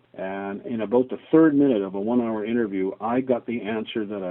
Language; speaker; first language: English; native; English